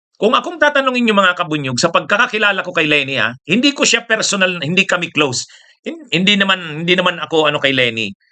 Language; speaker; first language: Filipino; non-native, local second language; Bikol